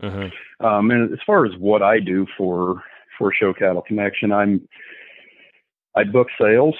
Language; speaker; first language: English; native; English